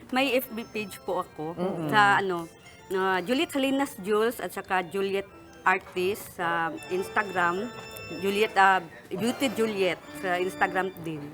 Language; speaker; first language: Filipino; non-native, local second language; Cebuano